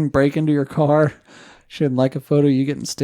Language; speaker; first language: English; native; English